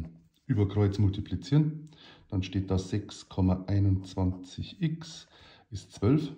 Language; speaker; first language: German; native; German